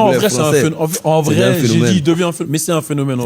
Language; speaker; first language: French; native; French